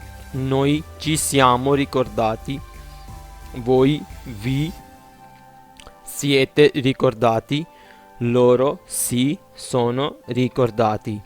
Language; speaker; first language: Italian; non-native, fluent; Urdu